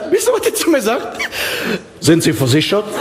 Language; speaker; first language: German; native; German